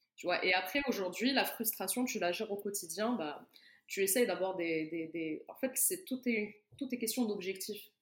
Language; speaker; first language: French; non-native, local second language; Arabic